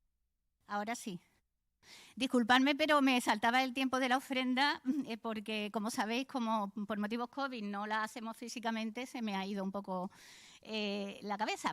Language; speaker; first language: Spanish; native; Spanish